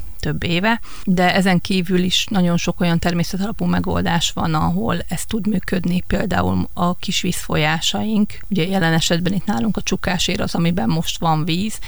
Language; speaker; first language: Hungarian; native; Hungarian